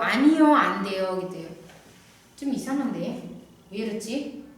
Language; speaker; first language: Korean; non-native, fluent; Indonesian